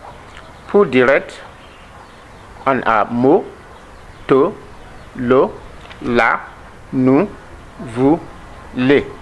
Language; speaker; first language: French; non-native, learner; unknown